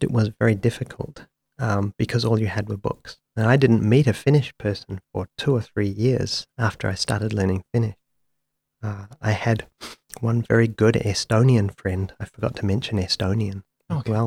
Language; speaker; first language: English; native; English